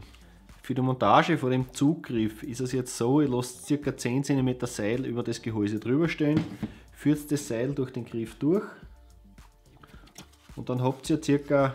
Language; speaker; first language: German; native; German